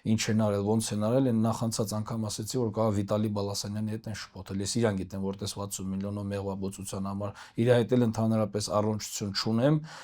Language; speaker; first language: Armenian; native; Armenian